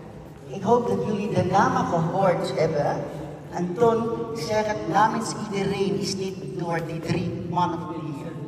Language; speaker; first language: Dutch; non-native, fluent; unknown